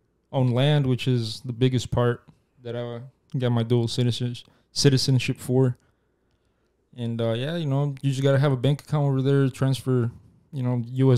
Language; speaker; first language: English; early bilingual, other home language; Spanish